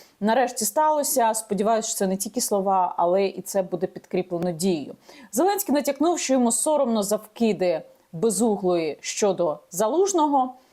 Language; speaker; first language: Ukrainian; native; Ukrainian